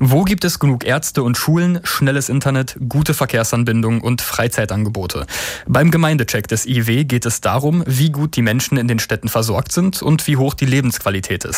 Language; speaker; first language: German; native; German